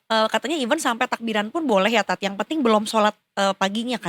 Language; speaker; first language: Indonesian; native; Indonesian